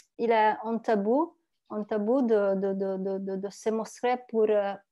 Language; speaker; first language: French; non-native, learner; Italian